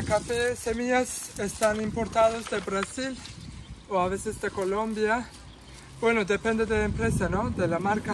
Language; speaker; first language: Spanish; non-native, fluent; Turkish